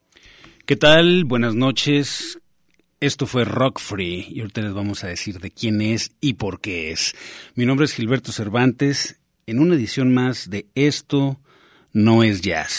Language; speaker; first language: Spanish; native; Spanish